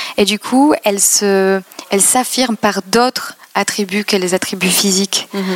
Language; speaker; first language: French; non-native, fluent; Polish